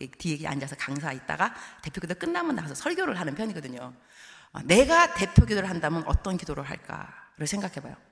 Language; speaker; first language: Korean; early bilingual, heritage; Korean